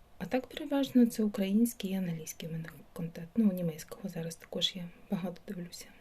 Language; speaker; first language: Ukrainian; non-native, local second language; Russian